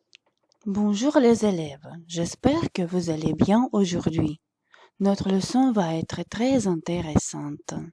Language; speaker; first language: French; non-native, fluent; Russian